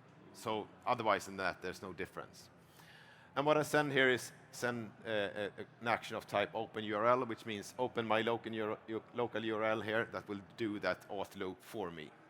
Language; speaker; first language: English; non-native, fluent; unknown